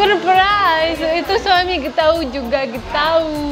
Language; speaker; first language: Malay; non-native, learner; Russian